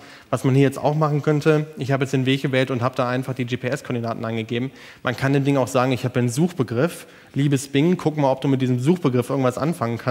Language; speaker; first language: German; native; German